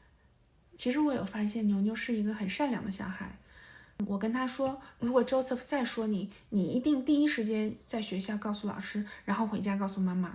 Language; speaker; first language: Chinese; native; Chinese